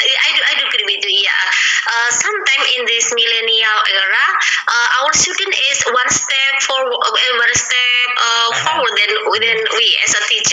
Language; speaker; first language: English; non-native, fluent; Indonesian